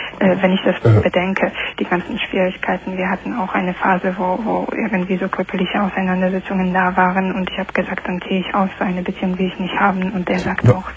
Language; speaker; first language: German; non-native, fluent; Polish